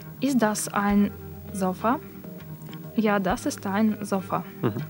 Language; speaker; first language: German; non-native, learner; Russian